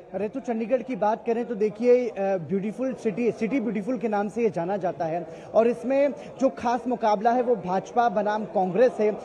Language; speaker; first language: Hindi; native; Hindi